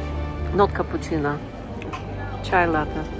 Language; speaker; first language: English; non-native, learner; Russian